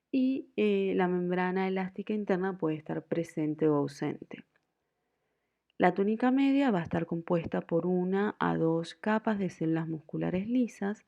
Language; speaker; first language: Spanish; native; Spanish